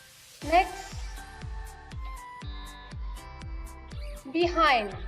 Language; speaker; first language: English; non-native, fluent; Indonesian